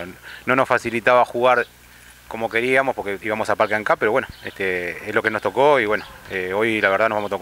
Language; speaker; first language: Spanish; native; Spanish